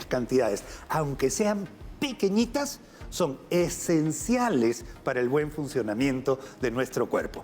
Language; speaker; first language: Spanish; native; Spanish